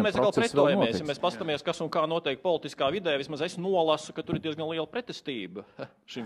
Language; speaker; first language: Latvian; native; Latvian